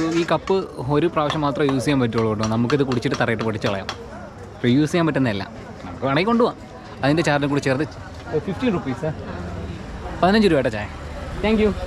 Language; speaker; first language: Malayalam; native; Malayalam